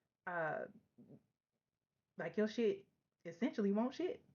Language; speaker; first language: English; native; English